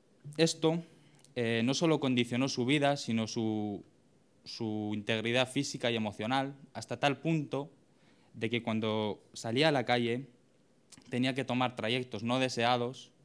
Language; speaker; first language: Spanish; native; Spanish